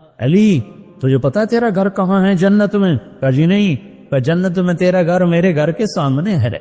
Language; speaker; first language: Urdu; non-native, local second language; Punjabi